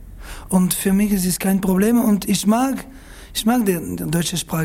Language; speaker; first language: German; non-native, learner; French